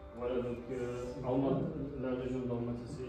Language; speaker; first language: French; non-native, fluent; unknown